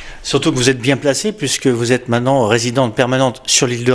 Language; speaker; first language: French; native; French